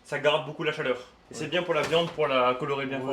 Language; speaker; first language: French; native; French